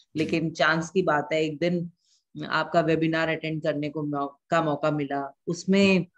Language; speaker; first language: Hindi; native; Hindi